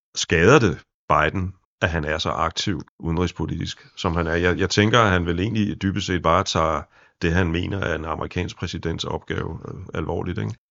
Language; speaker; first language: Danish; native; Danish